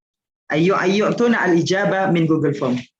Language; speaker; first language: Arabic; non-native, fluent; Indonesian